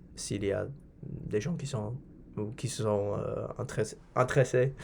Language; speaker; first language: French; non-native, learner; English